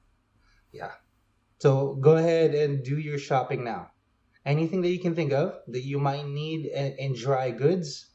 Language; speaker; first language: English; native; English